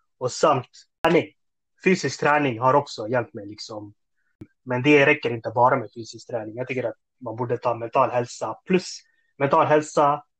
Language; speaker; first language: Swedish; early bilingual, other home language; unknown